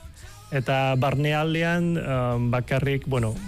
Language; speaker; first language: Basque; non-native, fluent; Cantonese